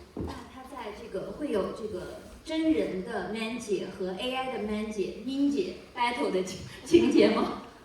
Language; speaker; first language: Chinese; native; Chinese